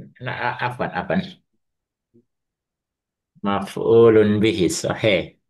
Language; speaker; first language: Arabic; non-native, fluent; Indonesian